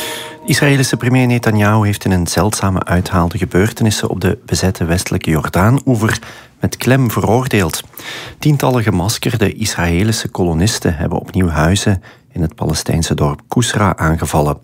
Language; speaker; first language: Dutch; native; Dutch